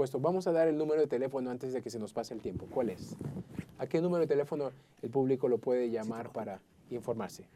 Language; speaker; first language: Spanish; native; Spanish